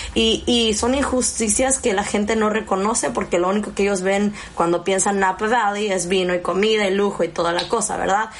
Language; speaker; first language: Spanish; early bilingual, heritage; Spanish